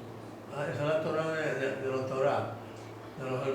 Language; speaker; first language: Spanish; native; Spanish